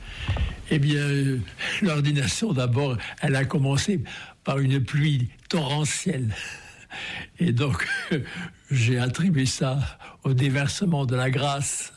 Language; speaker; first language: French; native; French